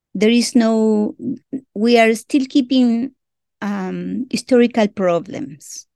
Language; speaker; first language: English; non-native, learner; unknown